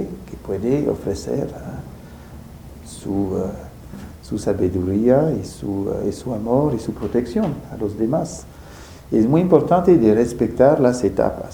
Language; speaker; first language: Spanish; non-native, fluent; French